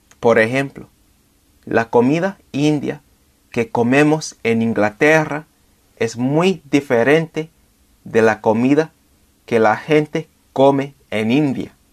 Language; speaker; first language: Spanish; non-native, fluent; English